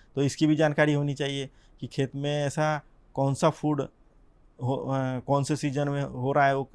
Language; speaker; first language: Hindi; non-native, local second language; Gujarati